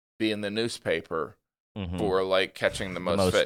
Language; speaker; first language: English; native; English